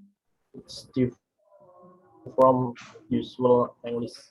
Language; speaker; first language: English; non-native, learner; Indonesian